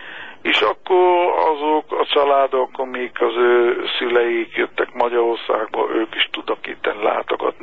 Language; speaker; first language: Hungarian; non-native, fluent; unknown